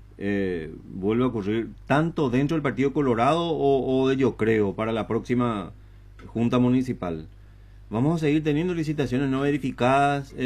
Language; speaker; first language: Spanish; native; Spanish